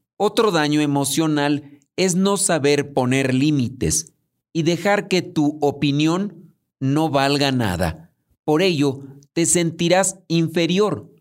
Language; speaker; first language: Spanish; native; Spanish